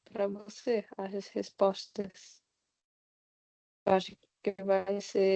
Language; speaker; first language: Portuguese; non-native, learner; Spanish